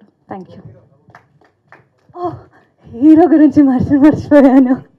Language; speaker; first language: Telugu; non-native, fluent; Kannada